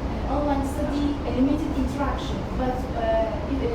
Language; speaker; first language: English; non-native, learner; Kurdish